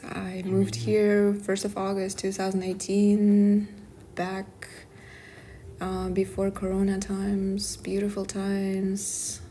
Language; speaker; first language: English; non-native, fluent; Kazakh